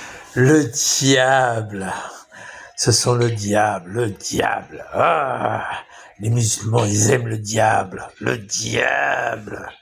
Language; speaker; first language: French; native; French